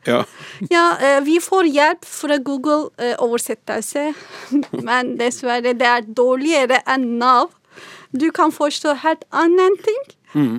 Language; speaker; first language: Norwegian; non-native, fluent; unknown